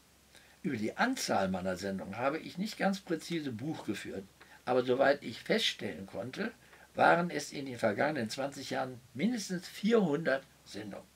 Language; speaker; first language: German; native; German